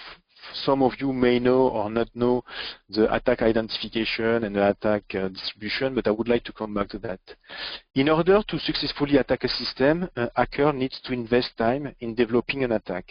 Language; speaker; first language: English; non-native, fluent; French